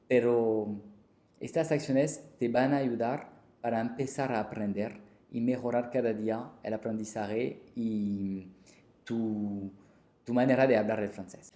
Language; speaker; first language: Spanish; non-native, fluent; French